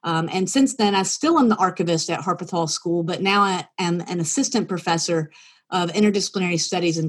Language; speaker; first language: English; native; English